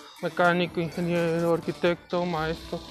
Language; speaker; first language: Spanish; native; Spanish